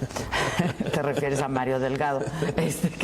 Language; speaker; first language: Spanish; native; Spanish